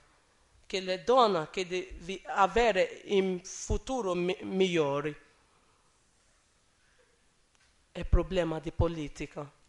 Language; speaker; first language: Italian; non-native, learner; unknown